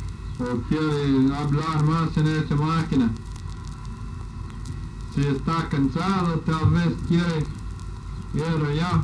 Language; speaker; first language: Spanish; non-native, learner; English